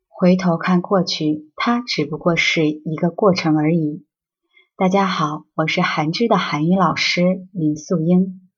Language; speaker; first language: Chinese; non-native, fluent; Korean